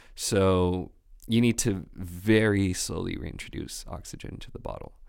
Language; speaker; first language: English; non-native, fluent; French